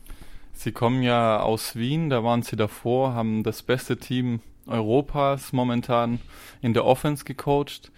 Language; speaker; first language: German; native; German